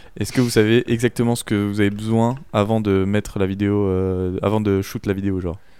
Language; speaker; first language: French; native; French